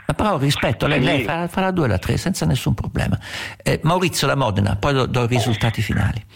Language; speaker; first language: Italian; native; Italian